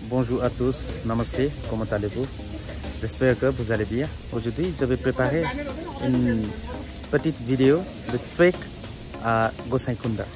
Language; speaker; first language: French; non-native, learner; Nepali